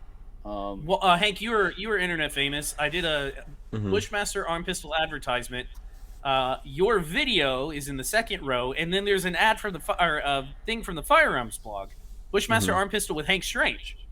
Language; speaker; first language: English; native; English